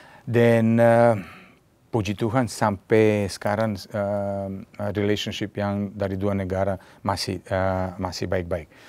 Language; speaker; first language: Indonesian; non-native, fluent; Serbian